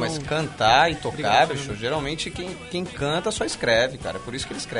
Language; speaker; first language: Portuguese; native; Portuguese